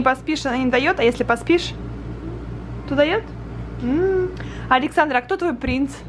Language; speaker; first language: Russian; native; Russian